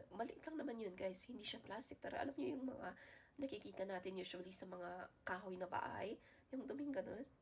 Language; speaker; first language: Filipino; native; Filipino